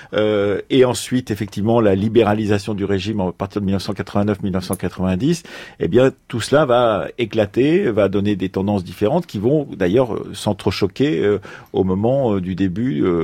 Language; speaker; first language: French; native; French